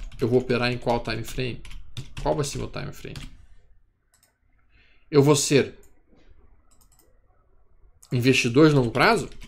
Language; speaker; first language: Portuguese; native; Portuguese